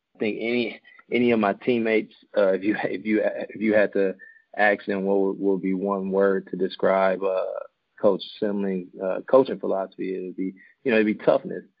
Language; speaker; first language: English; native; English